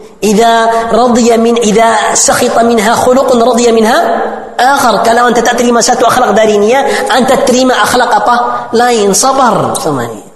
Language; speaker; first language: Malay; non-native, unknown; Arabic